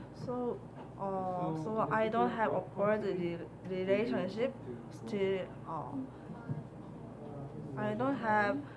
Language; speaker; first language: English; non-native, learner; Korean